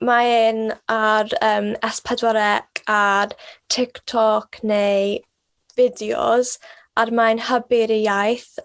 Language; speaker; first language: Welsh; non-native, local second language; English